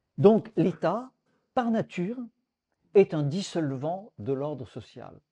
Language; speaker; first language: French; native; French